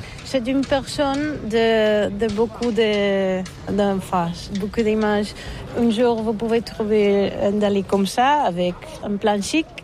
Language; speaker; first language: French; non-native, learner; Catalan